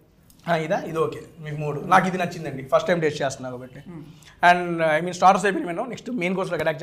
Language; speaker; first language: Telugu; native; Telugu